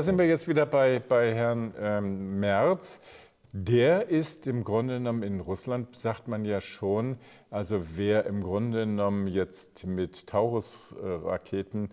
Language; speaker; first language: German; native; German